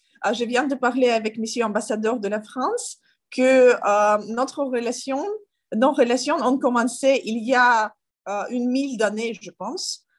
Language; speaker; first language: French; non-native, learner; Ukrainian